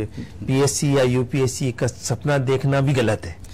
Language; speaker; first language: Hindi; native; Hindi